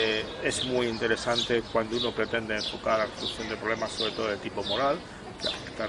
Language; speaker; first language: Spanish; native; Spanish